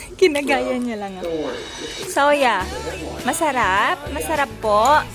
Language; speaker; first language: Filipino; native; Filipino